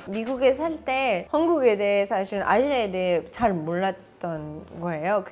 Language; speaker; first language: Korean; non-native, fluent; French